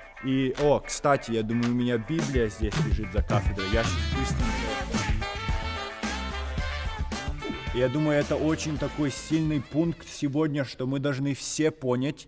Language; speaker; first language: Russian; early bilingual, heritage; Russian